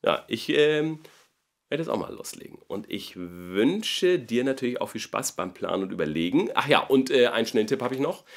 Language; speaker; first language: German; native; German